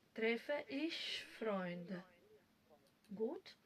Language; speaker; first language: German; non-native, fluent; Macedonian